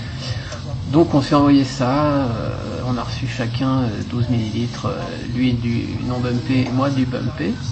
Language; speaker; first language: French; native; French